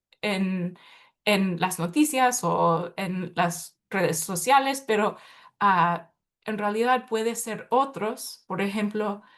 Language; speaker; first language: Spanish; early bilingual, heritage; Spanish